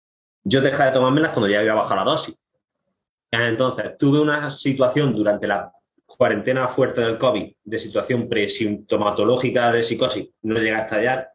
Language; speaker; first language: Spanish; native; Spanish